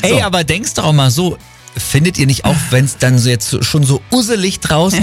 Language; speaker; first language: German; native; German